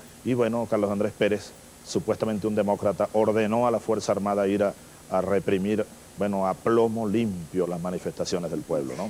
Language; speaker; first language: Spanish; native; Spanish